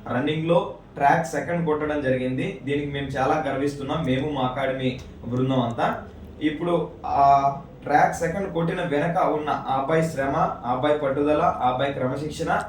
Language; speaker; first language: Telugu; native; Telugu